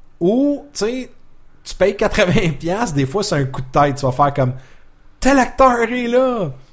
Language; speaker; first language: French; native; French